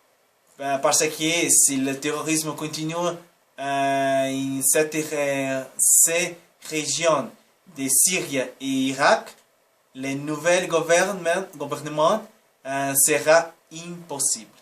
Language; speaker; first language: French; non-native, learner; Portuguese